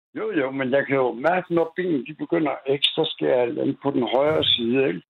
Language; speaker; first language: Danish; native; Danish